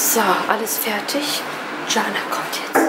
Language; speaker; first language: German; native; German